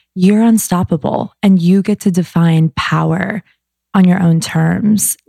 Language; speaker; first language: English; native; English